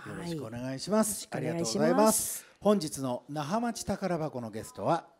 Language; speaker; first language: Japanese; native; Japanese